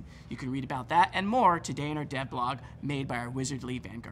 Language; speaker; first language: English; native; English